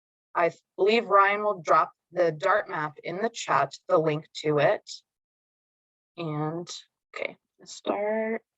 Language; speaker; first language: English; native; English